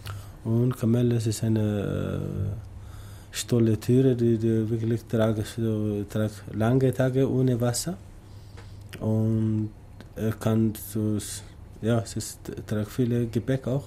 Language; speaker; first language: German; non-native, learner; Tamasheq